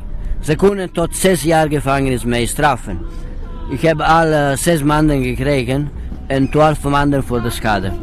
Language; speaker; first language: Dutch; non-native, learner; Italian